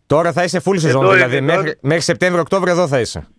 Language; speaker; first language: Greek; native; Greek